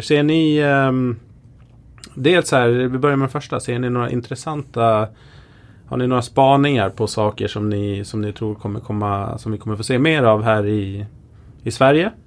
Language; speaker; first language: Swedish; native; Swedish